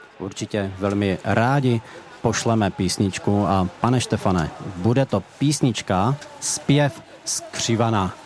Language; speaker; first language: Czech; native; Czech